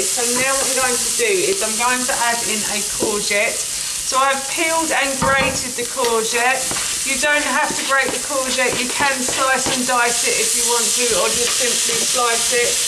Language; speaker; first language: English; native; English